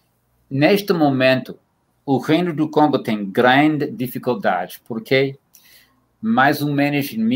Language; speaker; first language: Portuguese; non-native, fluent; English